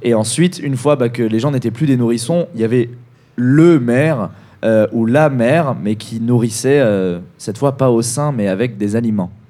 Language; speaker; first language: French; native; French